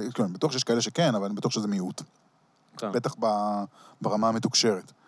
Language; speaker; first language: Hebrew; early bilingual, heritage; Hebrew